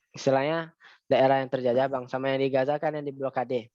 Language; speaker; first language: Indonesian; native; Indonesian